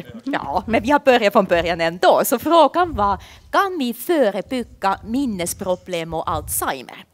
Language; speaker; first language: Swedish; non-native, fluent; Finnish